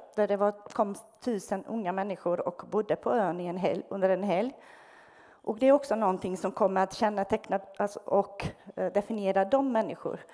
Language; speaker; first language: Swedish; non-native, fluent; Bosnian